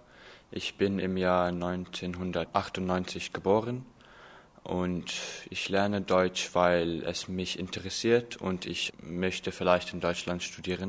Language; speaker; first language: German; non-native, fluent; English